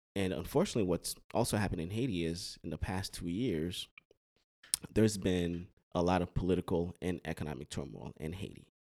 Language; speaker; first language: English; early bilingual, other home language; Haitian Creole